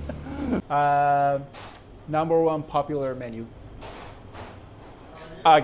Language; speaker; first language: English; non-native, fluent; Japanese